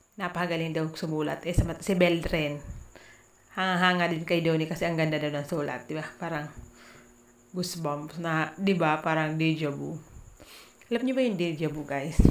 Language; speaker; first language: Filipino; native; Filipino